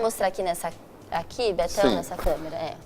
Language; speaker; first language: Portuguese; native; Portuguese